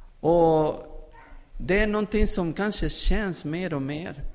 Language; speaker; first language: Swedish; non-native, fluent; Spanish